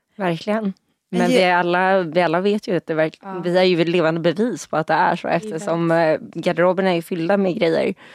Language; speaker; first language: Swedish; early bilingual, other home language; Portuguese